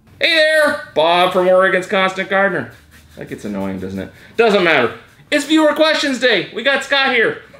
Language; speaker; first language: English; native; English